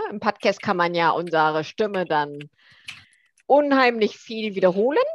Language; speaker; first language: German; early bilingual, other home language; Korean